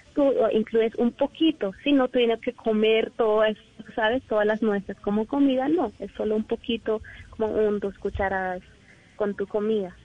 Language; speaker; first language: Spanish; non-native, learner; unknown